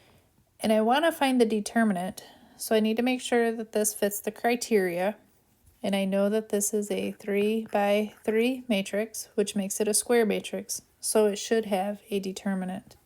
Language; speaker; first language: English; native; English